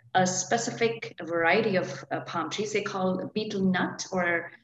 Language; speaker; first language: English; non-native, local second language; Hindi